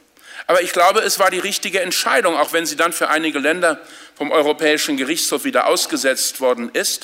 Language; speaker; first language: German; native; German